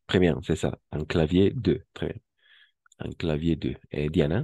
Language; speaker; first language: French; non-native, fluent; Spanish